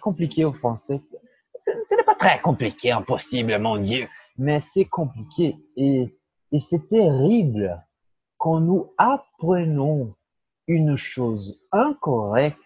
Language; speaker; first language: French; non-native, fluent; Portuguese